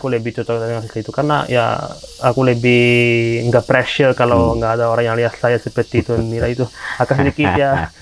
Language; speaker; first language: Indonesian; non-native, fluent; Italian